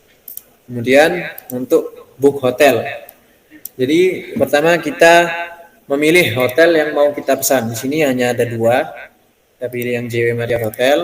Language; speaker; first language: Indonesian; native; Indonesian